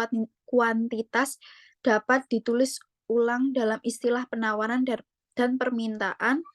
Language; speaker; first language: Indonesian; native; Indonesian